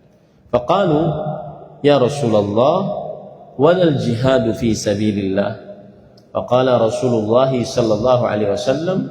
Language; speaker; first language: Arabic; non-native, fluent; Indonesian